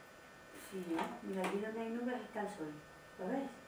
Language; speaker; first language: Spanish; native; Spanish